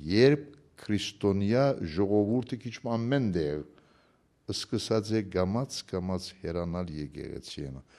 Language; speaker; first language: Armenian; early bilingual, heritage; Armenian